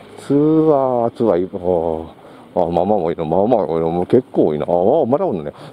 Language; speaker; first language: Japanese; native; Japanese